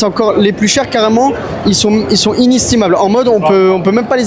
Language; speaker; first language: French; native; French